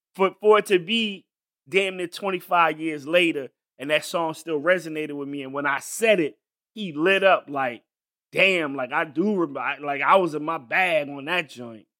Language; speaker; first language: English; native; English